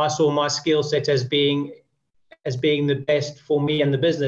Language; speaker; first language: English; native; English